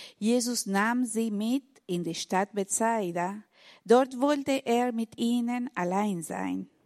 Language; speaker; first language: German; non-native, learner; Spanish